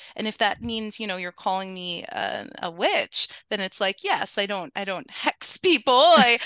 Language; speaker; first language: English; early bilingual, other home language; Spanish